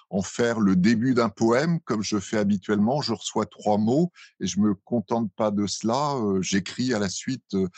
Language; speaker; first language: French; native; French